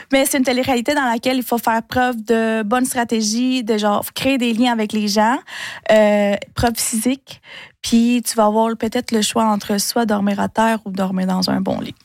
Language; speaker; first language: French; non-native, fluent; Spanish